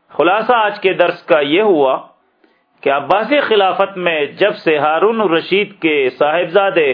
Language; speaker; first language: Urdu; native; Urdu